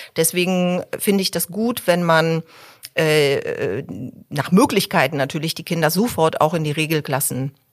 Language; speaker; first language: German; early bilingual, other home language; Polish